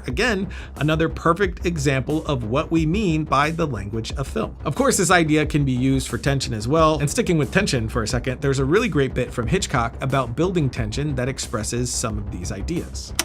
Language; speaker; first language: English; native; English